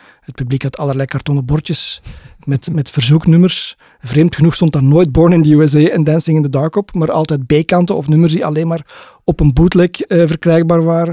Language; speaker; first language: Dutch; native; Dutch